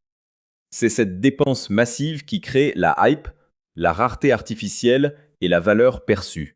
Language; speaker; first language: French; native; French